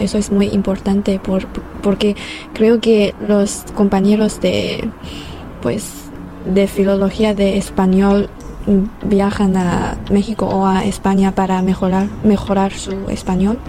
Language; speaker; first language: Spanish; non-native, fluent; Chinese